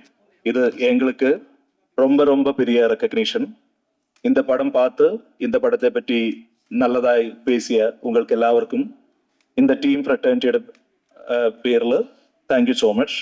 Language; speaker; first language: Tamil; non-native, learner; Malayalam